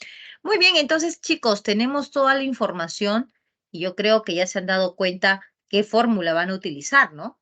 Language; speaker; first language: Spanish; native; Spanish